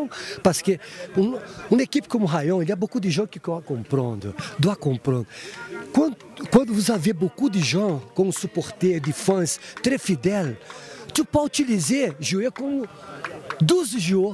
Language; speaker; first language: French; non-native, fluent; Portuguese